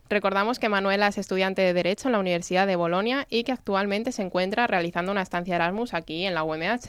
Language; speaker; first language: Spanish; native; Spanish